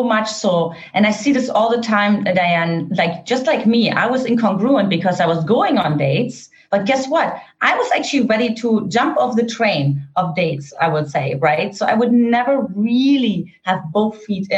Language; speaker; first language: English; non-native, fluent; German